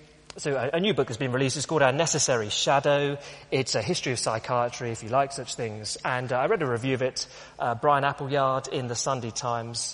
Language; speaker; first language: English; native; English